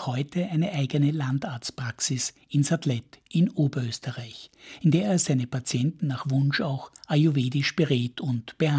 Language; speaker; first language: German; native; German